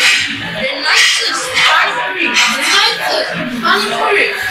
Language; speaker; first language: English; non-native, local second language; Malay